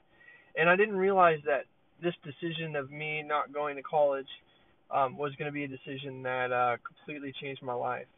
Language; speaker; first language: English; native; English